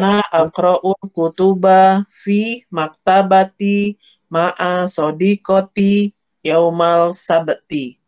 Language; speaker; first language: Arabic; non-native, learner; Indonesian